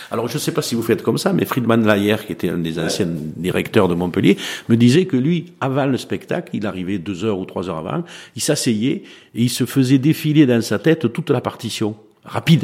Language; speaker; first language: French; native; French